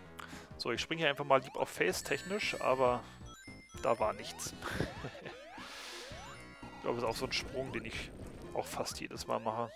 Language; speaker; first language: German; native; German